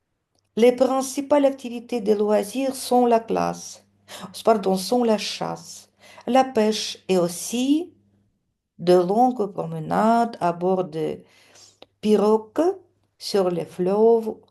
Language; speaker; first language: French; non-native, fluent; Russian